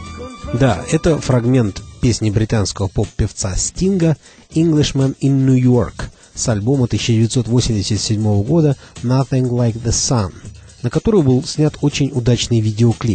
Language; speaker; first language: Russian; native; Russian